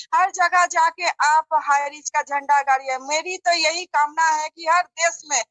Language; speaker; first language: Hindi; non-native, local second language; Bangla